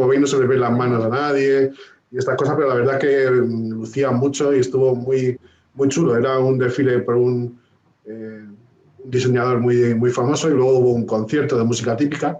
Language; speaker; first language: Spanish; native; Spanish